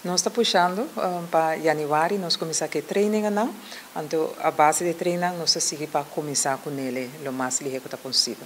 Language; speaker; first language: Portuguese; non-native, learner; Papiamento